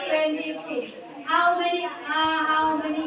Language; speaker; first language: English; non-native, learner; Indonesian